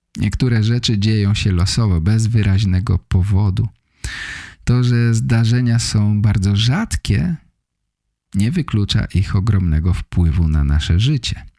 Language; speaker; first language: Polish; native; Polish